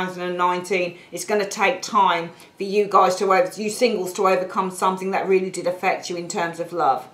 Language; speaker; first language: English; native; English